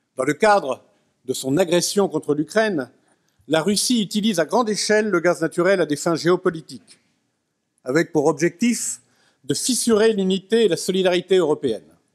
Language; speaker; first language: French; native; French